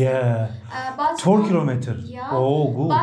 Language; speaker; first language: English; non-native, learner; Turkish